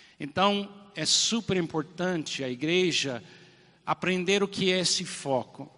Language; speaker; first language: Portuguese; non-native, fluent; English